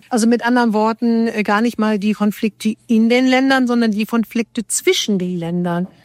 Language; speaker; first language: German; native; German